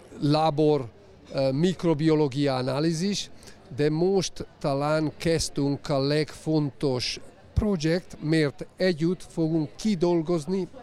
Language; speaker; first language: Hungarian; non-native, learner; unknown